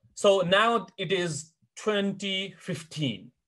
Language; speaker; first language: English; non-native, local second language; Hindi